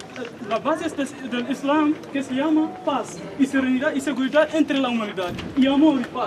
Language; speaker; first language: Spanish; non-native, learner; Arabic